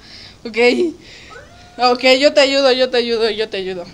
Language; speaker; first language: Spanish; native; Spanish